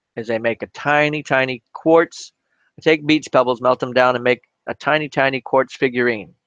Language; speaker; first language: English; native; English